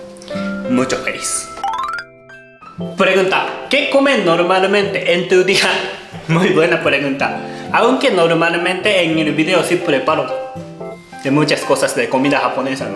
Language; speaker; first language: Spanish; non-native, learner; Japanese